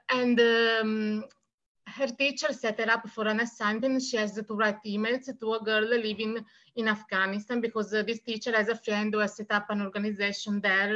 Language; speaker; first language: English; non-native, fluent; Italian